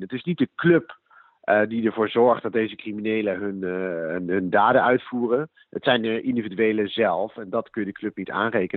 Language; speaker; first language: Dutch; native; Dutch